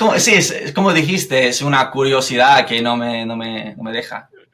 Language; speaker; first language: Spanish; non-native, fluent; English